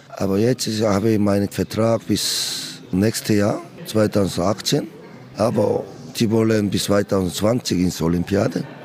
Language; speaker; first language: German; non-native, learner; Korean